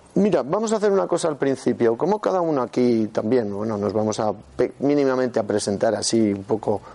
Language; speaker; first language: Spanish; native; Spanish